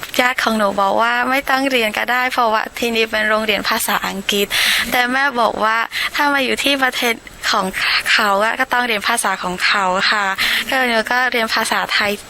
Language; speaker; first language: Thai; non-native, learner; Khmer